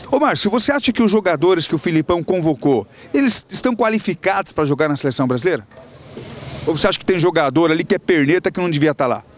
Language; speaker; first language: Portuguese; native; Portuguese